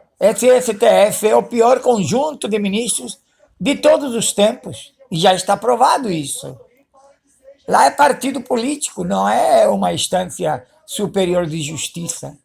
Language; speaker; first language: Portuguese; early bilingual, other home language; Spanish